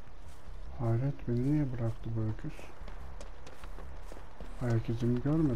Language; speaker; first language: Turkish; native; Turkish